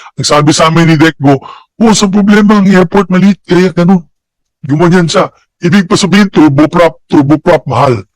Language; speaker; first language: Filipino; non-native, local second language; Cebuano